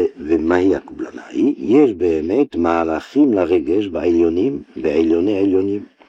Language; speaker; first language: Hebrew; non-native, fluent; French